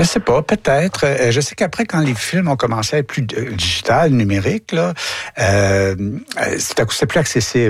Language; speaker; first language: French; native; French